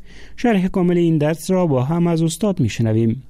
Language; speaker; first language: Persian; native; Persian